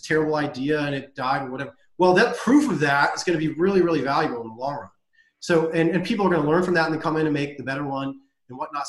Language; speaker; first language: English; native; English